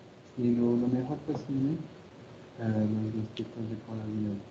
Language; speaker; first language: Spanish; non-native, fluent; French